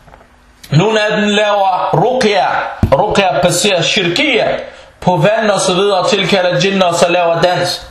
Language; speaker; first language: Danish; early bilingual, other home language; Arabic